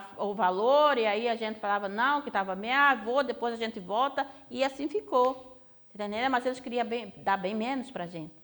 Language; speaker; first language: Portuguese; native; Portuguese